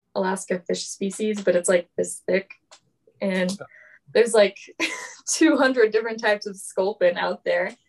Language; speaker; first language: English; native; English